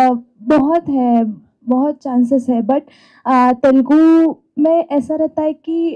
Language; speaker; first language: Hindi; non-native, local second language; Marathi